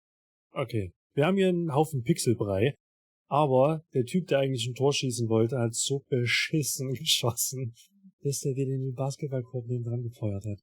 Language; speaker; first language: German; native; German